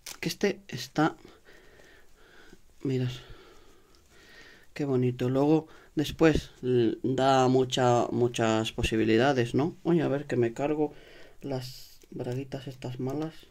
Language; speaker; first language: Spanish; native; Spanish